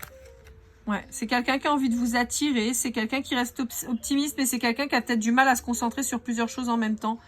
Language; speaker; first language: French; native; French